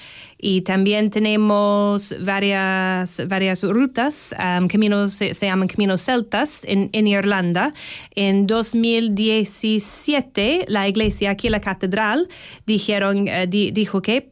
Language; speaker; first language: Spanish; non-native, fluent; English